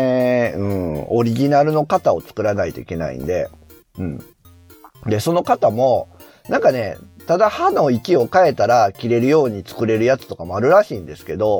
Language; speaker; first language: Japanese; native; Japanese